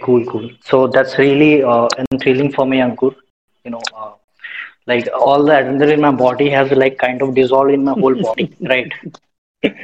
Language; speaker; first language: English; non-native, local second language; Hindi